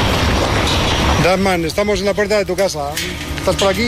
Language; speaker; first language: Spanish; native; Spanish